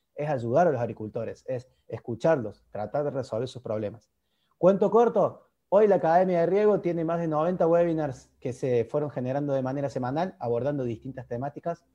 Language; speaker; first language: Spanish; native; Spanish